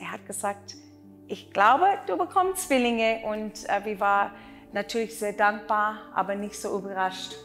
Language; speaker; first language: German; non-native, learner; Afrikaans